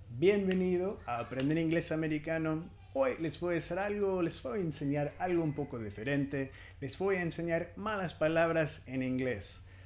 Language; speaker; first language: Spanish; non-native, fluent; English